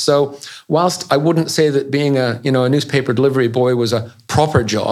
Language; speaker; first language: English; native; English